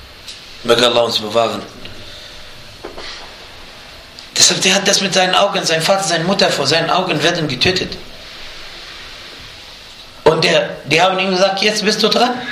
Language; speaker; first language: German; non-native, fluent; Arabic